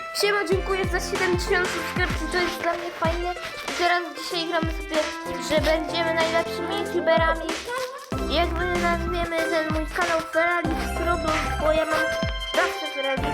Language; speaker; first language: Polish; early bilingual, other home language; Ukrainian